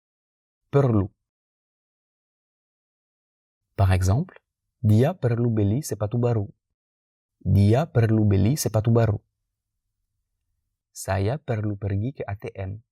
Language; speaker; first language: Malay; non-native, fluent; French